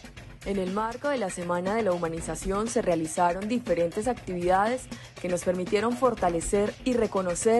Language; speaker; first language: Spanish; native; Spanish